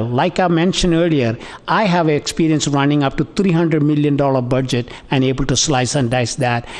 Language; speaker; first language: English; non-native, local second language; Tamil